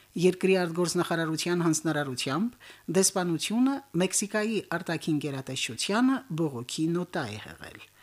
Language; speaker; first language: Armenian; native; Armenian